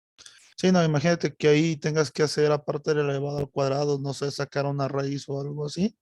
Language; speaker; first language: Spanish; native; Spanish